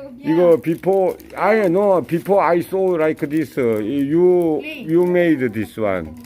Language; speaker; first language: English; non-native, learner; Korean